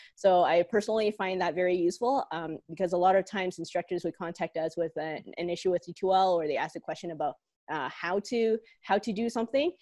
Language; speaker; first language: English; non-native, local second language; Cantonese